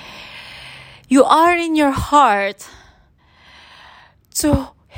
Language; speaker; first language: English; non-native, local second language; Filipino